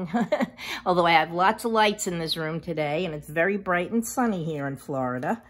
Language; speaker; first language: English; native; English